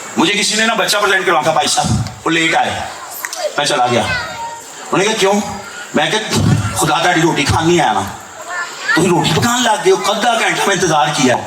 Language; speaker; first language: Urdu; non-native, local second language; Punjabi